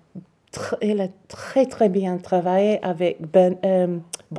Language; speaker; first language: French; non-native, learner; English